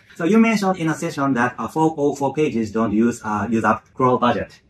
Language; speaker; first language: English; non-native, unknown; Japanese